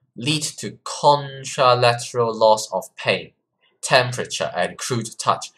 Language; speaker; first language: English; non-native, local second language; Cantonese